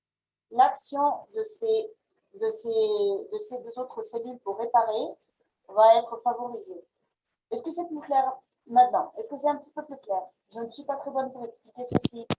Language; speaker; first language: French; non-native, fluent; Spanish